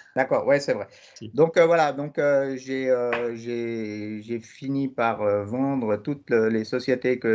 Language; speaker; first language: French; native; French